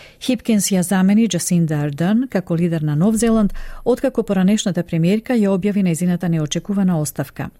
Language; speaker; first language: Macedonian; native; Macedonian